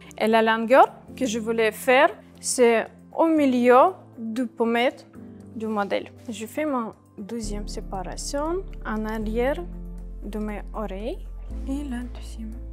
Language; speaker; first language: French; non-native, learner; Ukrainian